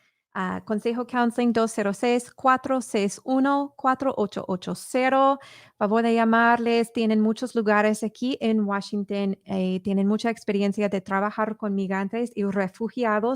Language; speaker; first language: Spanish; early bilingual, heritage; English